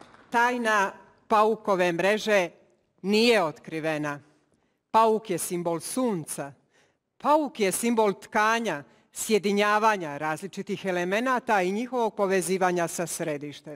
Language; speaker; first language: Bosnian; native; Bosnian